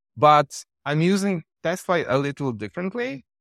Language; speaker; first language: English; non-native, fluent; Polish